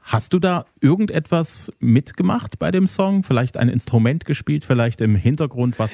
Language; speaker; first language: German; native; German